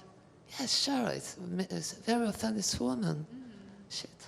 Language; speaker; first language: English; non-native, learner; French